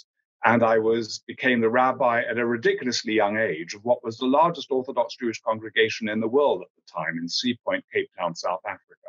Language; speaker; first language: English; native; English